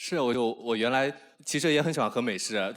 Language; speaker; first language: Chinese; native; Chinese